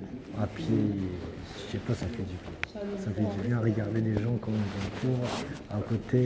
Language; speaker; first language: French; non-native, learner; Uzbek